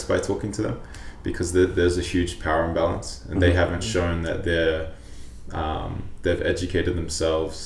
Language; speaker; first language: English; native; English